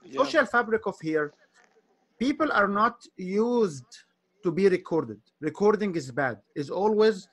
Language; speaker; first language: English; non-native, fluent; Arabic